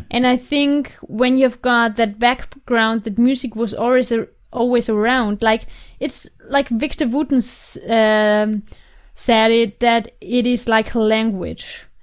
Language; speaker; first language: English; non-native, fluent; German